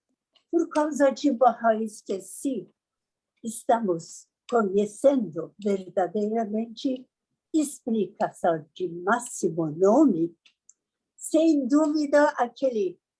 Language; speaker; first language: Portuguese; non-native, learner; Persian